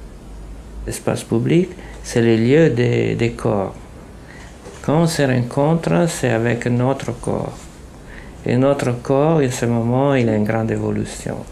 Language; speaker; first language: French; non-native, fluent; Italian